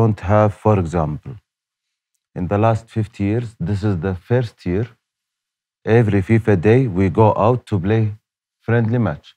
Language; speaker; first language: English; non-native, learner; Arabic